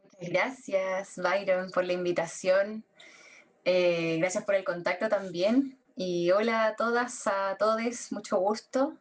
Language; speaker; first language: Spanish; native; Spanish